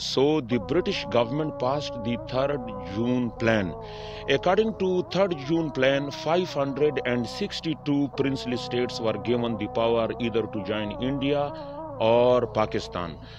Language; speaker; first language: English; non-native, local second language; Pashto